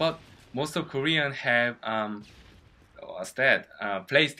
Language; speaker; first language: English; non-native, learner; Korean